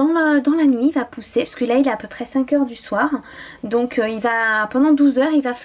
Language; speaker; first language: French; native; French